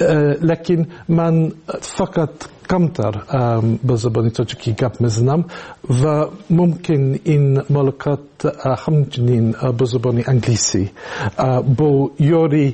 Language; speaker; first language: Tajik; non-native, learner; English